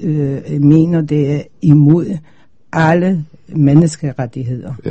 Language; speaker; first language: Danish; non-native, fluent; Polish